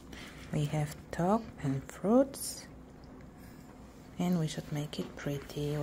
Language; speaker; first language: English; non-native, local second language; Bulgarian